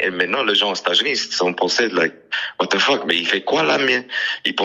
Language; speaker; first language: French; non-native, learner; English